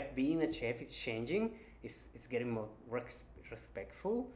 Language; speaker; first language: English; non-native, fluent; Spanish